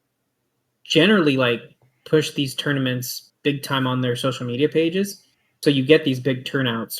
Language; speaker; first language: English; native; English